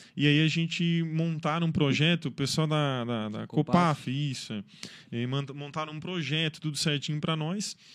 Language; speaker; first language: Portuguese; native; Portuguese